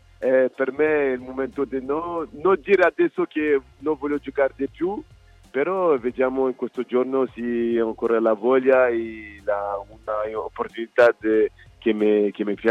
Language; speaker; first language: Italian; non-native, fluent; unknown